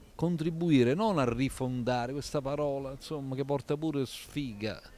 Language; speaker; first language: Italian; native; Italian